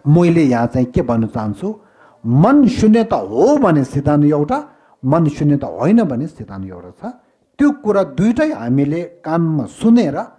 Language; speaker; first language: Nepali; non-native, local second language; Tibetan